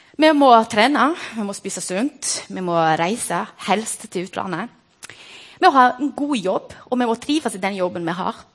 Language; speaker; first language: Norwegian; non-native, fluent; Portuguese